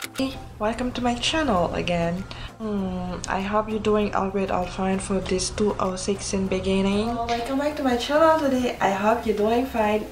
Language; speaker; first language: English; non-native, fluent; French